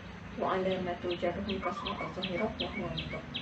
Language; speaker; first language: Arabic; non-native, learner; Malay